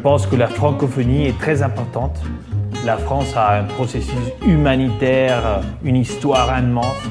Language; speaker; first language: French; non-native, fluent; Spanish